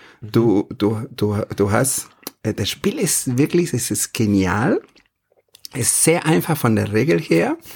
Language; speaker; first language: German; non-native, fluent; Spanish